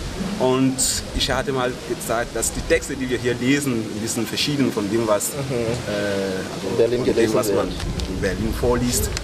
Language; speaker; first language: German; non-native, fluent; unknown